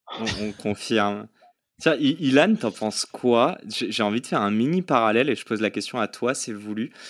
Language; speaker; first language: French; native; French